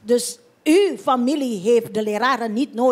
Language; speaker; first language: Dutch; non-native, fluent; Indonesian